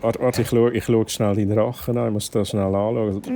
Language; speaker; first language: German; native; German